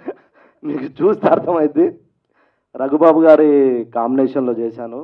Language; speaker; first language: Telugu; native; Telugu